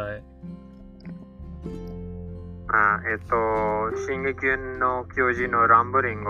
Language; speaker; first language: Japanese; non-native, learner; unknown